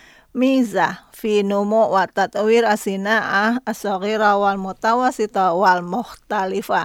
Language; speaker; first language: Arabic; non-native, fluent; Indonesian